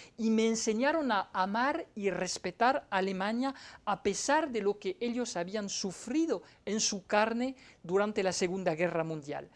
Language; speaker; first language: Spanish; non-native, fluent; French